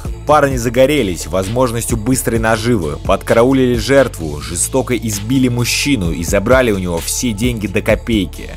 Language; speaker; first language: Russian; native; Russian